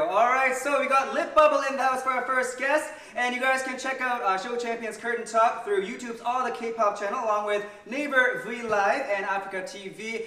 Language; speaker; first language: English; early bilingual, other home language; Korean